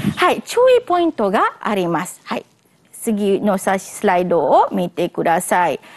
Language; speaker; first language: Japanese; non-native, fluent; Malay